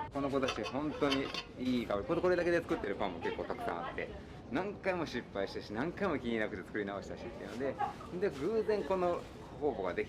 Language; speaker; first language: Japanese; native; Japanese